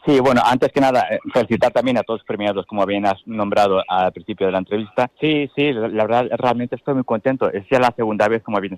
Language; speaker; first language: Spanish; native; Spanish